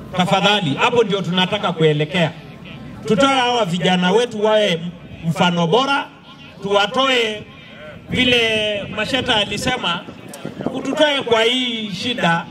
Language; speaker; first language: Swahili; non-native, local second language; Masai